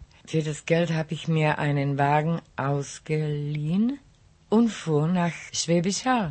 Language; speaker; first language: German; non-native, local second language; Czech